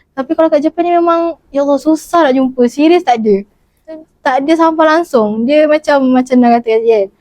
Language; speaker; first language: Malay; native; Malay